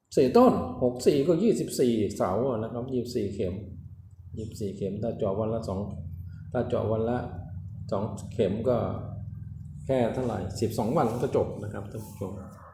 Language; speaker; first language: Thai; non-native, local second language; Northeastern Thai